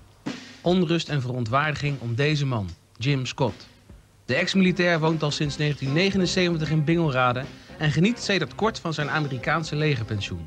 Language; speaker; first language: Dutch; native; Dutch